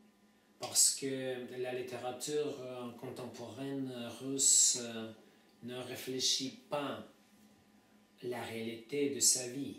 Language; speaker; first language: French; non-native, fluent; Russian